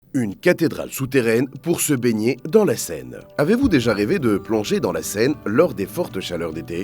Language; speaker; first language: French; native; French